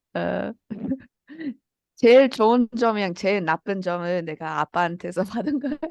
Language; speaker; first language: Korean; early bilingual, heritage; Korean